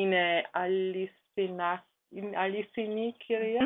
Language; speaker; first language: Greek; non-native, learner; German